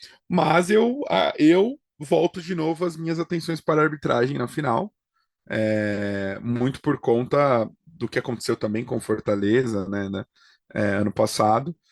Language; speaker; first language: Portuguese; native; Portuguese